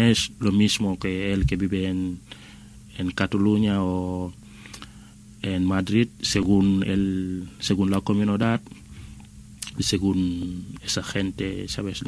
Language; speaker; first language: Spanish; non-native, fluent; Wolof